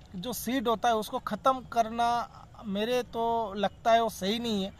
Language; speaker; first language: Hindi; non-native, local second language; Bangla